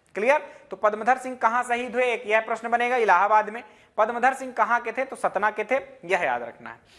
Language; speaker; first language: Hindi; native; Hindi